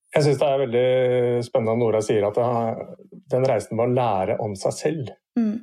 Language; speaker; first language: Norwegian; native; Norwegian